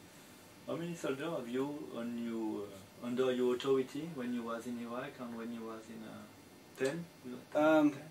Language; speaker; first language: English; non-native, learner; French